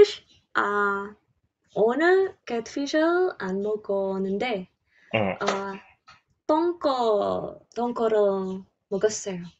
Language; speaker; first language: Korean; non-native, learner; English